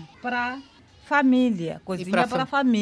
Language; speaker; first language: Portuguese; non-native, local second language; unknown